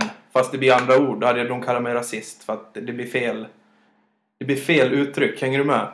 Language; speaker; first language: Swedish; native; Swedish